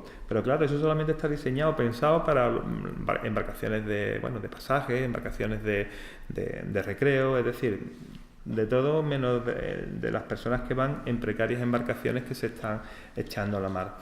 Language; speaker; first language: Spanish; native; Spanish